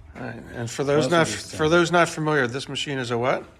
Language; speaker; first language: English; native; English